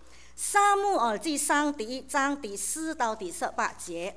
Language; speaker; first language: Chinese; native; Chinese